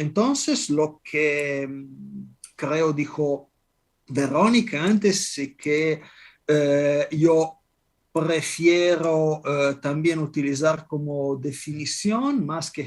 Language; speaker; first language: Spanish; non-native, fluent; Italian